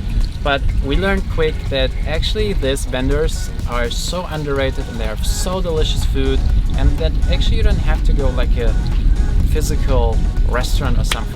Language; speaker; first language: English; non-native, fluent; German